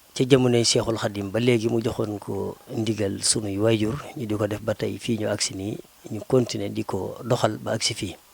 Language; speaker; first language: Wolof; native; Wolof